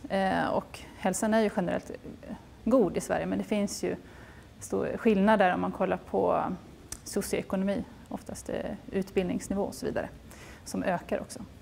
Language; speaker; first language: Swedish; native; Swedish